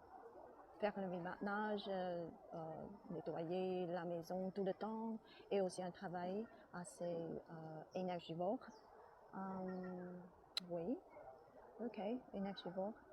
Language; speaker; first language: French; non-native, learner; Chinese